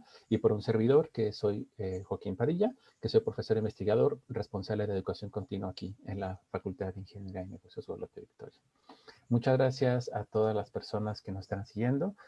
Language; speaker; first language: Spanish; native; Spanish